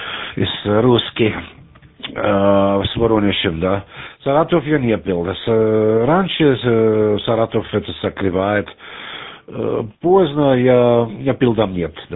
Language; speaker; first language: Russian; non-native, learner; German